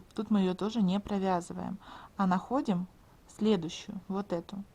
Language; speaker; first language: Russian; native; Russian